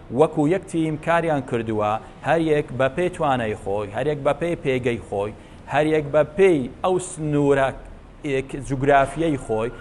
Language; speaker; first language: Central Kurdish; non-native, local second language; Assyrian Neo-Aramaic